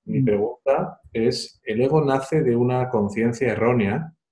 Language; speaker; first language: Spanish; native; Spanish